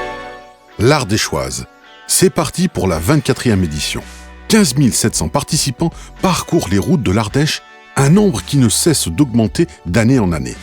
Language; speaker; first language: French; native; French